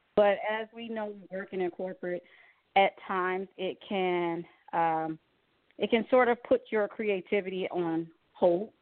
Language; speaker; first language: English; native; English